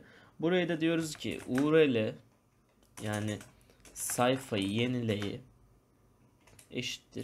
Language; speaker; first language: Turkish; native; Turkish